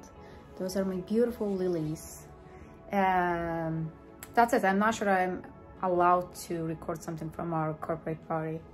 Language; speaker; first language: English; non-native, fluent; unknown